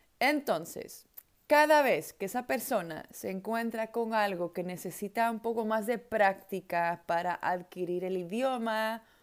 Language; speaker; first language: Spanish; non-native, fluent; Dutch